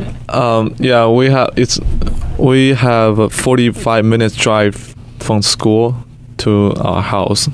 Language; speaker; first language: English; non-native, fluent; Chinese